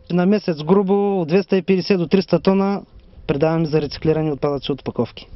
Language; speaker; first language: Bulgarian; native; Bulgarian